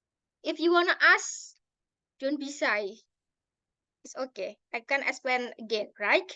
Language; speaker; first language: English; non-native, learner; Indonesian